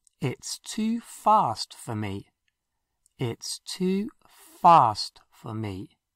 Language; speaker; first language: English; non-native, fluent; Spanish